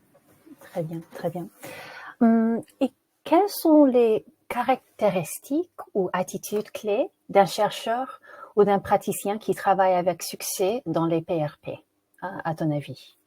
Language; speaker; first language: French; non-native, fluent; English